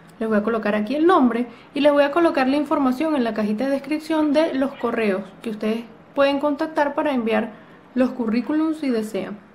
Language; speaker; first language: Spanish; native; Spanish